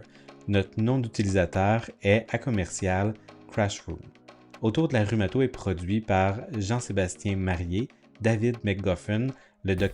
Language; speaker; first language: French; native; French